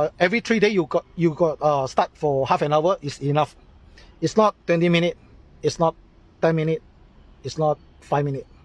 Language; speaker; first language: English; non-native, local second language; Malay